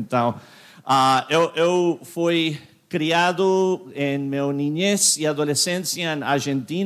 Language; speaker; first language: Portuguese; non-native, fluent; English